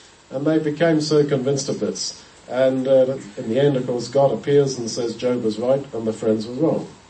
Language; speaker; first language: English; native; English